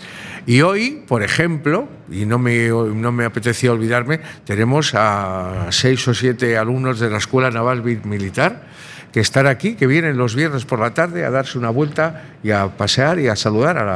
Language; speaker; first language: Spanish; native; Spanish